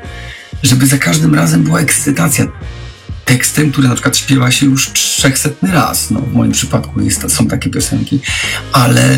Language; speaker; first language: Polish; native; Polish